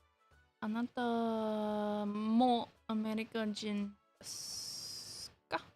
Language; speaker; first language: Japanese; non-native, learner; English